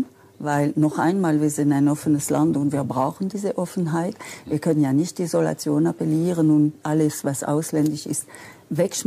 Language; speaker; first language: German; non-native, local second language; French